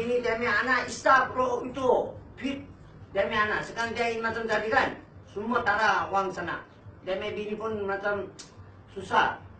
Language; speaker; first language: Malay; non-native, learner; Nepali